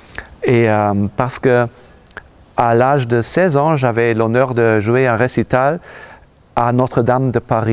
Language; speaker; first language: French; non-native, fluent; German